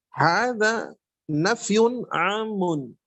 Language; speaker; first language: Arabic; non-native, learner; Indonesian